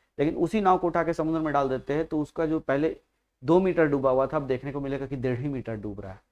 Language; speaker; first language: Hindi; native; Hindi